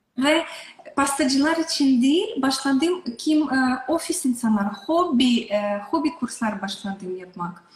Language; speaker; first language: Turkish; non-native, learner; Russian